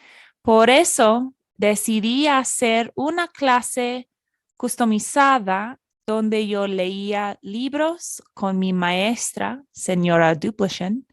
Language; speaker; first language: Spanish; non-native, fluent; English